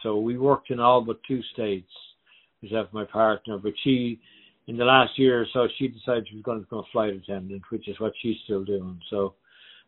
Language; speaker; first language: English; native; English